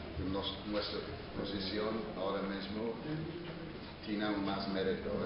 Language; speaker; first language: Spanish; non-native, fluent; English